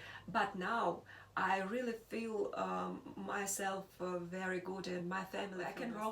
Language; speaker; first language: English; non-native, learner; Russian